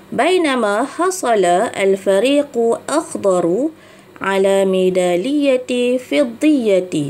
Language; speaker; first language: Arabic; non-native, fluent; Malay